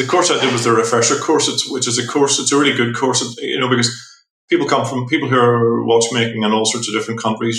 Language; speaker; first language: English; native; English